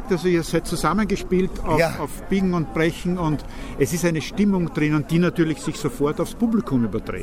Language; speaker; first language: German; native; German